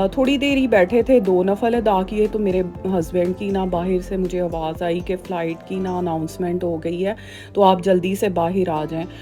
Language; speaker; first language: Urdu; native; Urdu